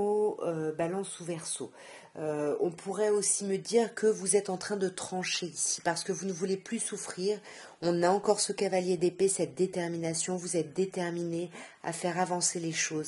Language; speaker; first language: French; native; French